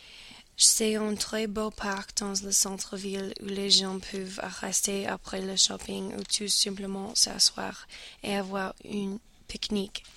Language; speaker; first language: French; non-native, learner; English